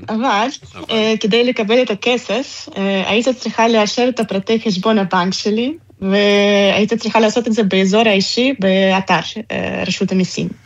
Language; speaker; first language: Hebrew; non-native, fluent; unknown